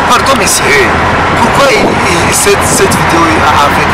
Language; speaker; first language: French; non-native, learner; Rundi